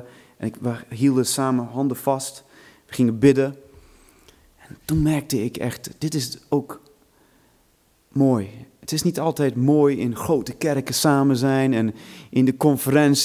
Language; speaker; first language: Dutch; non-native, fluent; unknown